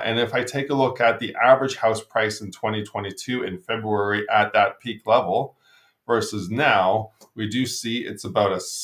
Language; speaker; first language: English; native; English